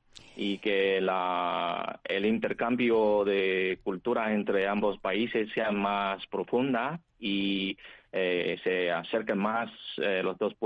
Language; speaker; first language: Spanish; non-native, fluent; Chinese